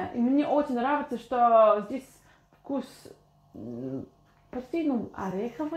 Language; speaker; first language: Russian; non-native, fluent; English